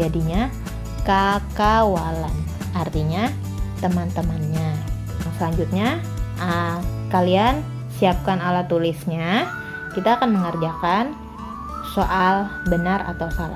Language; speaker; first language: Indonesian; non-native, local second language; Banjar